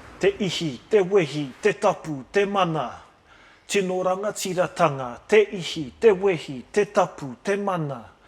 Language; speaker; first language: Māori; non-native, local second language; English